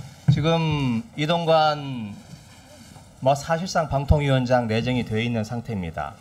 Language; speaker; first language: Korean; native; Korean